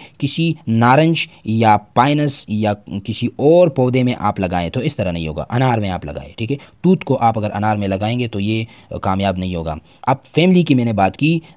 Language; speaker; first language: Urdu; non-native, local second language; Pashto